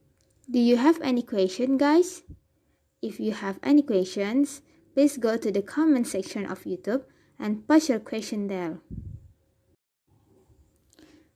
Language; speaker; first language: English; non-native, learner; Indonesian